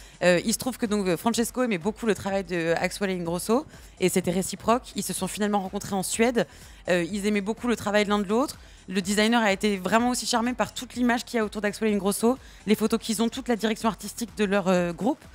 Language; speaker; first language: French; native; French